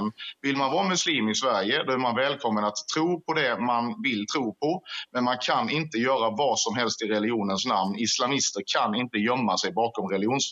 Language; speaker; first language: Swedish; native; Swedish